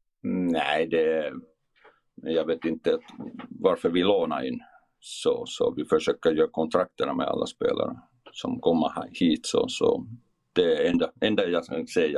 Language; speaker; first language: Swedish; non-native, fluent; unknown